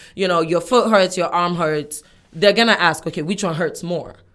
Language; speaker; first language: English; non-native, local second language; Yoruba